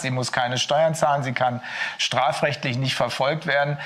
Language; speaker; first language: German; native; German